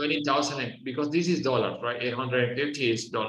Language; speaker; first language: English; non-native, fluent; Spanish